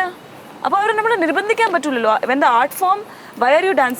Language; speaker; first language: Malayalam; non-native, fluent; Tamil